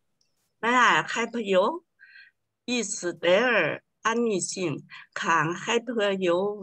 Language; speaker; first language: English; non-native, learner; Chinese